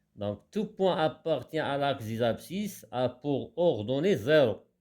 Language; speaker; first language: French; non-native, local second language; Arabic